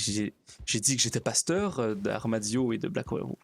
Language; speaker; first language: French; native; French